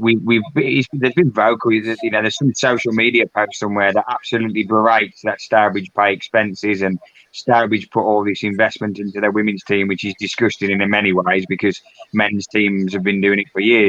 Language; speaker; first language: English; native; English